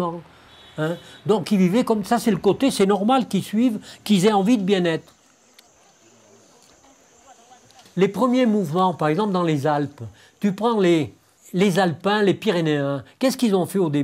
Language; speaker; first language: French; native; French